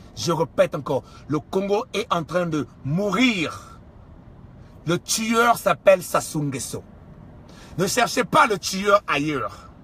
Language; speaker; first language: French; non-native, local second language; Kongo